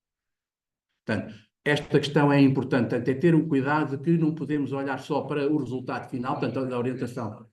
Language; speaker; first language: Portuguese; native; Portuguese